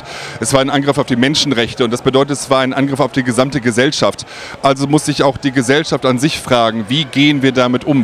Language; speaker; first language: German; native; German